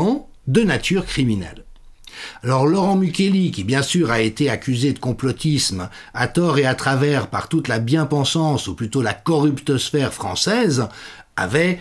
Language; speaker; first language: French; native; French